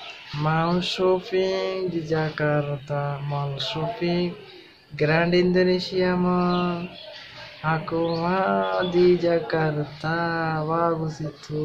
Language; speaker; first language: Indonesian; non-native, learner; Bangla